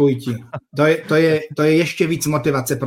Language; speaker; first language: Czech; non-native, fluent; Polish